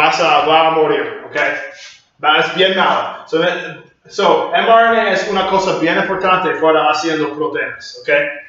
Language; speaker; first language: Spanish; non-native, learner; English